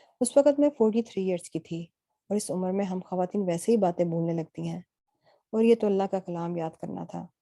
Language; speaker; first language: Urdu; native; Urdu